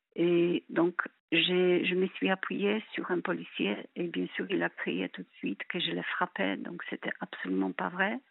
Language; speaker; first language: French; non-native, fluent; Polish